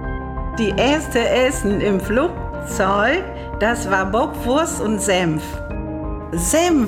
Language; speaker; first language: German; non-native, learner; Vietnamese